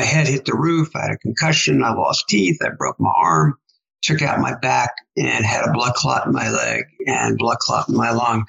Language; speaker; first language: English; native; English